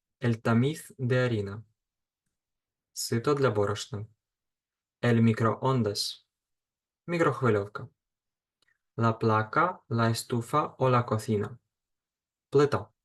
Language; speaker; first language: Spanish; non-native, fluent; Ukrainian